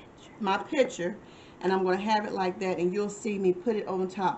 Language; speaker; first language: English; native; English